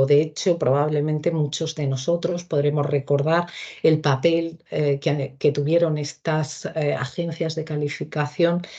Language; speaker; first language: Spanish; native; Spanish